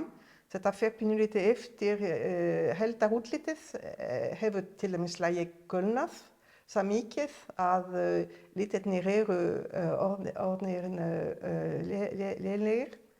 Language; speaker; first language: Icelandic; non-native, fluent; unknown